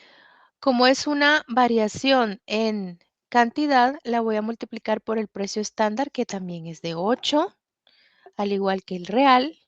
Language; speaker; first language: Spanish; native; Spanish